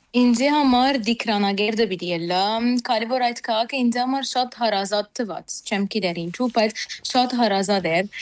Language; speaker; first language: Armenian; early bilingual, heritage; Armenian